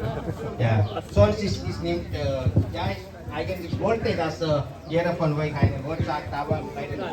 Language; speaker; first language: German; non-native, learner; Telugu